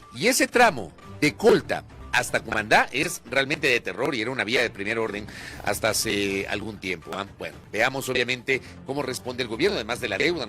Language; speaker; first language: Spanish; native; Spanish